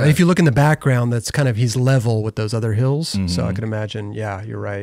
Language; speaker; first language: English; native; English